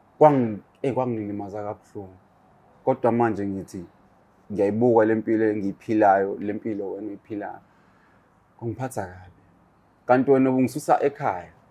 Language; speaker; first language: Zulu; native; Zulu